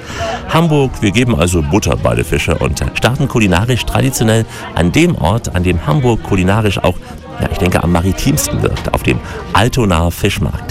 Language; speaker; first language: German; native; German